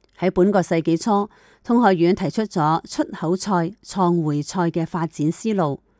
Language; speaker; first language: Chinese; native; Chinese